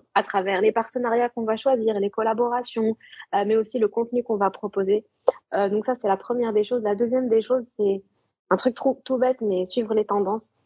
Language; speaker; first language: French; non-native, local second language; Arabic